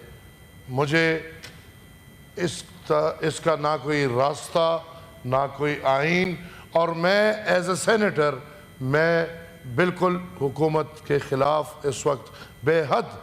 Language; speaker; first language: Urdu; non-native, local second language; Pashto